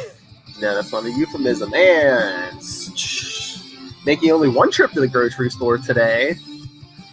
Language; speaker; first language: English; native; English